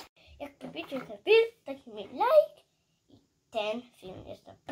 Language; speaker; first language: Polish; early bilingual, heritage; English